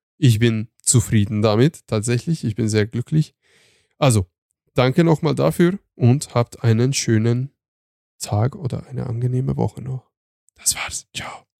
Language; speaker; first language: German; early bilingual, other home language; Turkish